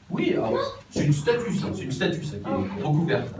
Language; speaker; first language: French; native; French